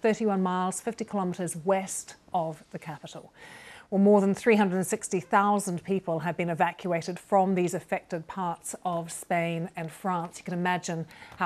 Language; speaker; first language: English; native; English